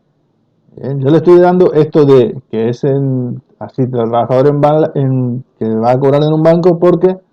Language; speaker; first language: Spanish; native; Spanish